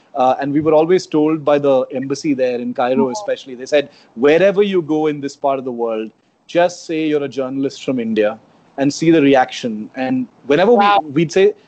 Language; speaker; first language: English; non-native, local second language; Konkani